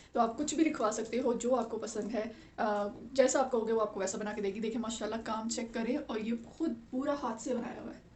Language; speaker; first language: Urdu; native; Urdu